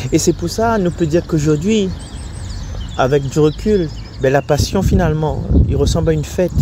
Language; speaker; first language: French; non-native, local second language; Réunion Creole French